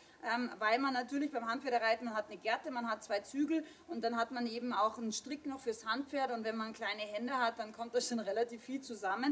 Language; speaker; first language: German; native; German